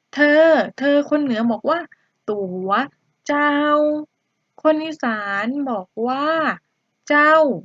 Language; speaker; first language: Thai; native; Thai